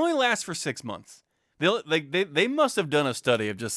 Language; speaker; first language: English; native; English